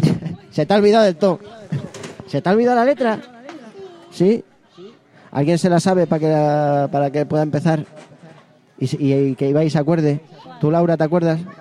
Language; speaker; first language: Spanish; native; Spanish